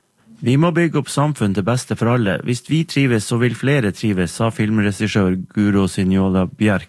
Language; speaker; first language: Norwegian; native; Norwegian